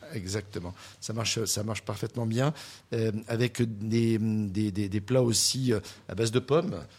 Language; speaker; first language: French; native; French